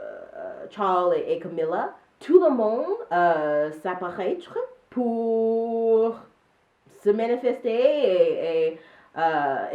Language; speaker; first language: French; non-native, learner; English